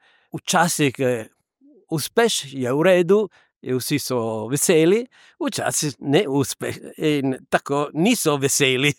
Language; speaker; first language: Slovenian; non-native, learner; Italian